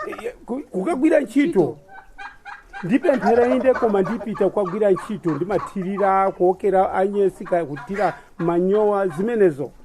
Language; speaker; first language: Nyanja; non-native, local second language; Tumbuka